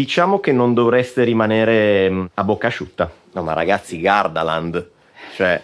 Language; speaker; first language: Italian; native; Italian